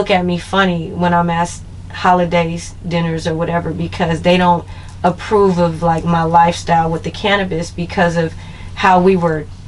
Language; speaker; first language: English; native; English